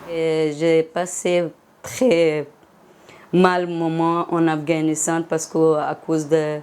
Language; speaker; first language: French; non-native, learner; Persian